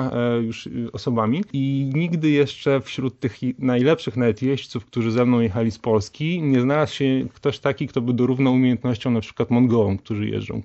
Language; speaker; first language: Polish; native; Polish